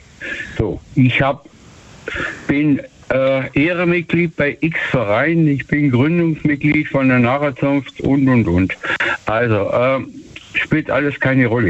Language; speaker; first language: German; native; German